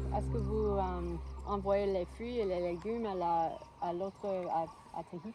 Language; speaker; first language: French; non-native, learner; English